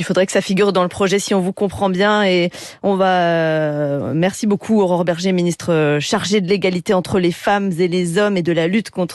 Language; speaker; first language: French; native; French